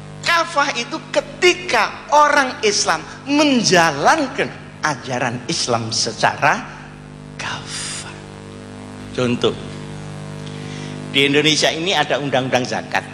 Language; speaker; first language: Indonesian; non-native, local second language; Javanese